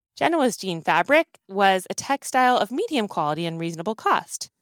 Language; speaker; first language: English; early bilingual, other home language; Hindi